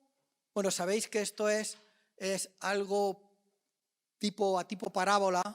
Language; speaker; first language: Spanish; native; Spanish